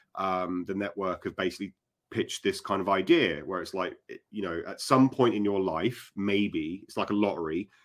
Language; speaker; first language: English; native; English